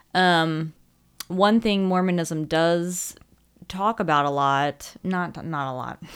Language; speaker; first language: English; native; English